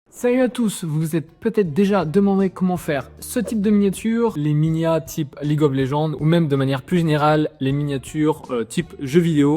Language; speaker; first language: French; native; French